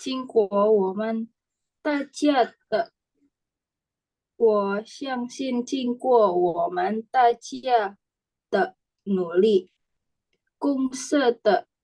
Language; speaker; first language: Chinese; non-native, learner; Indonesian